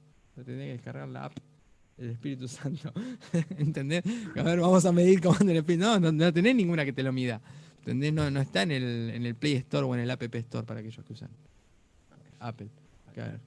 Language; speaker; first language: Spanish; native; Spanish